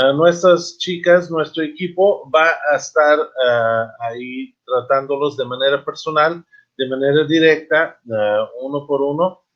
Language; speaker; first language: Spanish; non-native, fluent; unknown